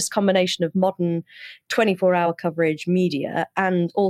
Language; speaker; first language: English; native; English